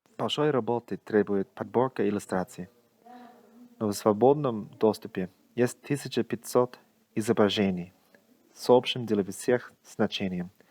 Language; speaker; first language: Russian; non-native, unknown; English